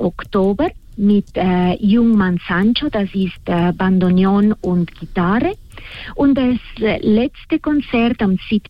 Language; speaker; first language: German; non-native, fluent; Spanish